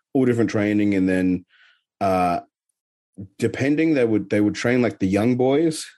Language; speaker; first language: English; native; English